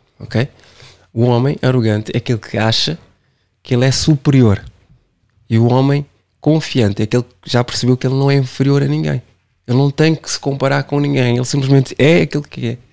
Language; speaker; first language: Portuguese; non-native, local second language; Kabuverdianu